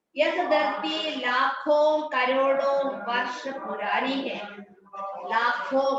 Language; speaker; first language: Hindi; non-native, local second language; Malayalam